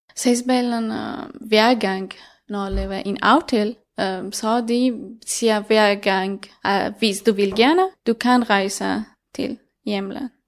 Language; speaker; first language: Danish; non-native, learner; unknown